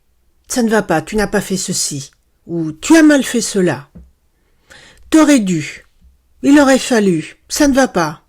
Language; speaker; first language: French; native; French